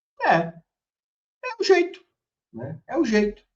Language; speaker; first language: Portuguese; native; Portuguese